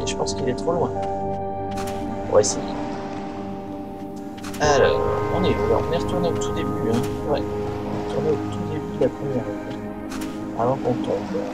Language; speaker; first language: French; native; French